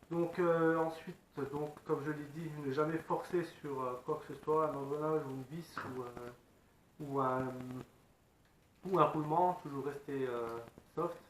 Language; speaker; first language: French; native; French